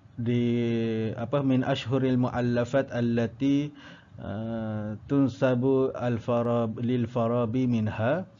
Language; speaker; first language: Arabic; non-native, learner; Malay